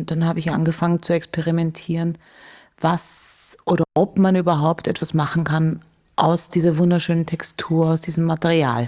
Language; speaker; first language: German; native; German